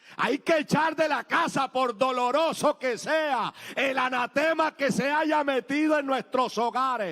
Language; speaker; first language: Spanish; native; Spanish